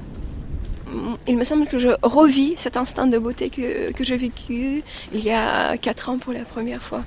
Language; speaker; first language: French; non-native, fluent; Russian